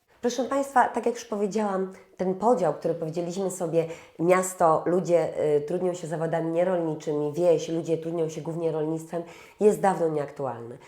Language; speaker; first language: Polish; native; Polish